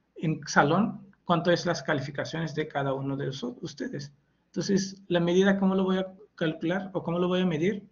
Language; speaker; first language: Spanish; non-native, fluent; Hindi